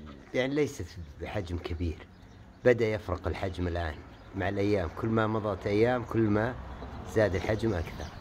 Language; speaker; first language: Arabic; native; Arabic